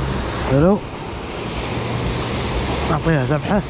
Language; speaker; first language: Arabic; native; Arabic